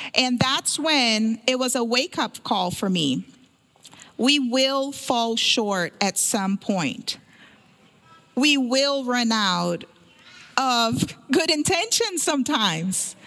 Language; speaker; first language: English; early bilingual, other home language; Portuguese